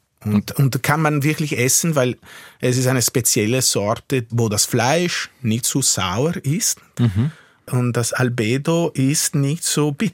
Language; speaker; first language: German; non-native, fluent; Italian